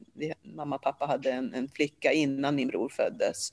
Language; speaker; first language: Swedish; early bilingual, other home language; Polish